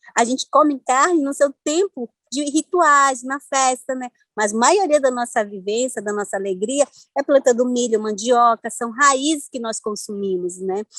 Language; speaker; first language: Portuguese; non-native, local second language; Ticuna